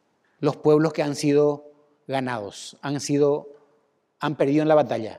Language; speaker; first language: Spanish; native; Spanish